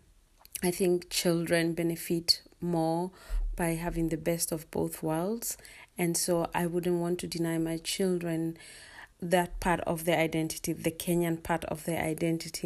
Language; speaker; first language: English; non-native, local second language; Kikuyu